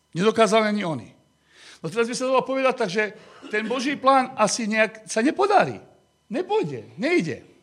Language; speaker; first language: Slovak; non-native, local second language; Hungarian